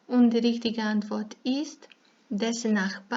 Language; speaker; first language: German; non-native, fluent; Serbian